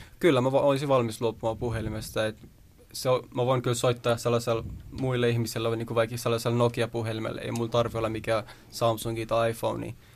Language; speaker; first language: Finnish; early bilingual, other home language; Persian